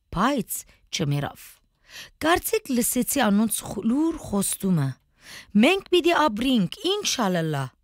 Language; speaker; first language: Armenian; native; Armenian